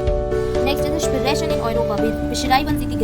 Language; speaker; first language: German; non-native, fluent; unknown